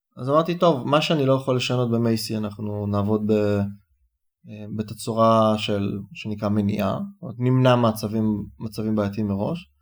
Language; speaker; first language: Hebrew; native; Hebrew